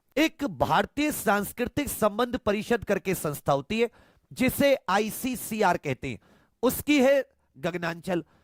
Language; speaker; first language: Hindi; native; Hindi